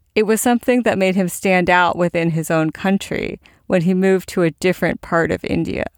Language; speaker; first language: English; native; English